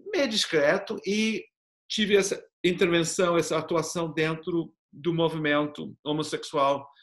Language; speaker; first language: Portuguese; non-native, fluent; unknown